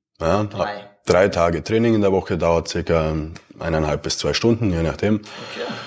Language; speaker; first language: German; early bilingual, other home language; Romanian